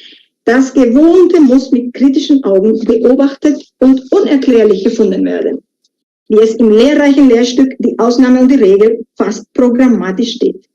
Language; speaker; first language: German; non-native, fluent; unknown